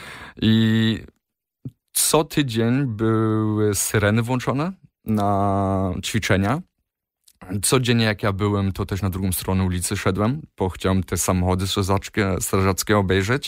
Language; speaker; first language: Polish; early bilingual, heritage; Polish